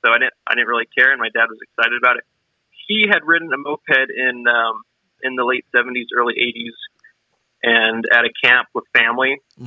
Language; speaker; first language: English; native; English